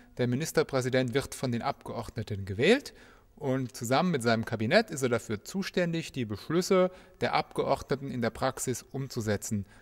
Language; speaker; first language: German; native; German